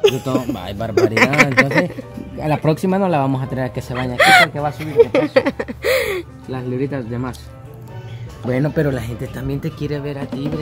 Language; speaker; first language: Spanish; native; Spanish